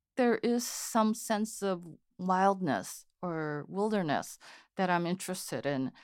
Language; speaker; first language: English; non-native, fluent; Korean